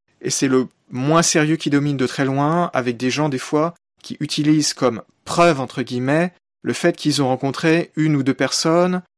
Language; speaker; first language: French; native; French